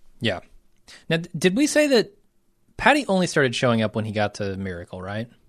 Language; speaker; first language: English; native; English